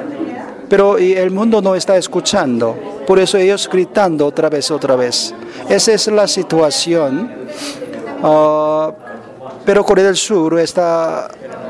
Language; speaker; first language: Spanish; non-native, learner; Korean